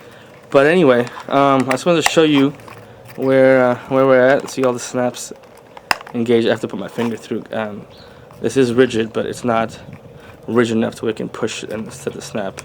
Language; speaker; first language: English; native; English